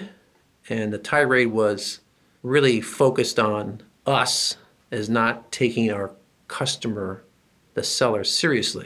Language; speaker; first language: English; native; English